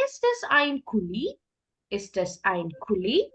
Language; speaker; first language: German; non-native, fluent; Malayalam